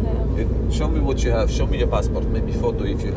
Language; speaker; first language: English; non-native, learner; Russian